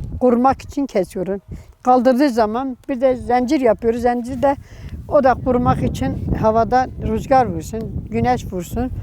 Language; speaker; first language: Turkish; native; Turkish